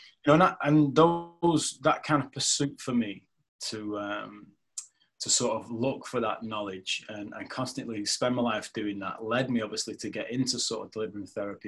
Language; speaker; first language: English; native; English